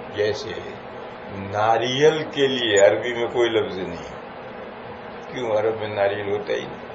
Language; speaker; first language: Urdu; non-native, local second language; Gujarati